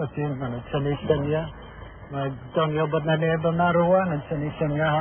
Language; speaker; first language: Welsh; native; Welsh